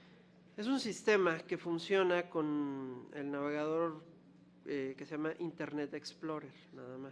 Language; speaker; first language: Spanish; native; Spanish